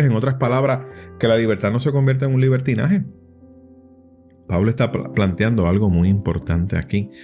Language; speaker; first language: Spanish; native; Spanish